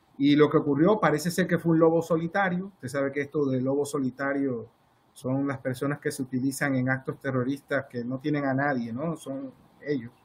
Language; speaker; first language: Spanish; native; Spanish